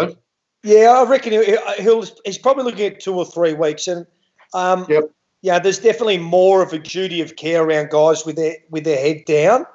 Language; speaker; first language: English; native; English